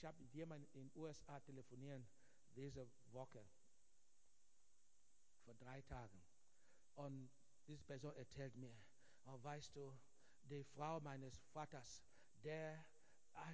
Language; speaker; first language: German; non-native, fluent; Igbo